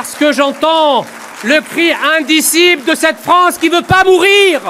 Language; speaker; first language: French; early bilingual, other home language; Arabic